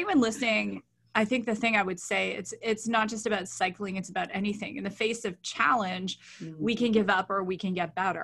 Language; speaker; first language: English; native; English